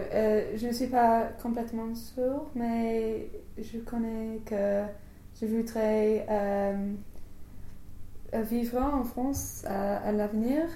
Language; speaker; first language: French; non-native, learner; English